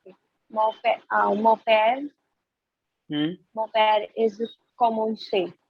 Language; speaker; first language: French; non-native, learner; Hindi